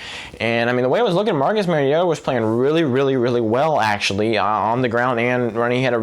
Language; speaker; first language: English; native; English